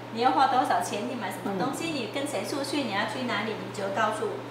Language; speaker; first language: Chinese; non-native, fluent; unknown